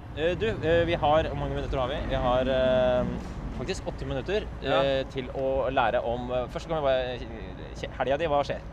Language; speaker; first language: Norwegian; native; Norwegian